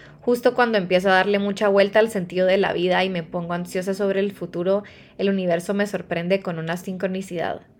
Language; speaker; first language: Spanish; early bilingual, heritage; Spanish